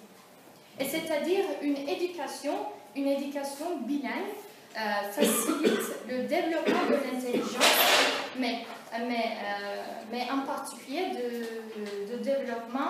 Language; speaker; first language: French; non-native, fluent; Turkish